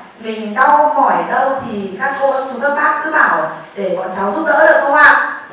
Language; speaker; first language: Vietnamese; native; Vietnamese